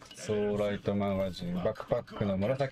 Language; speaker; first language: Japanese; native; Japanese